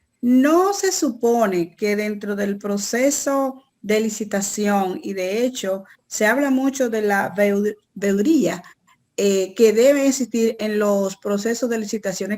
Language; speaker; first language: Spanish; native; Spanish